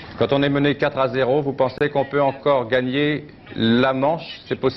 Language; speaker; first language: French; native; French